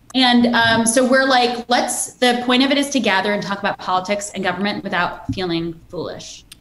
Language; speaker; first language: English; native; English